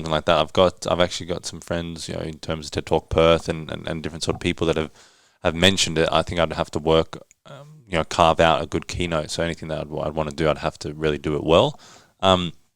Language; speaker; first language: English; native; English